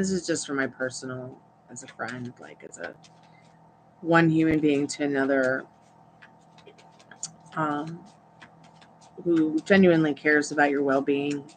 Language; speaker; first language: English; native; English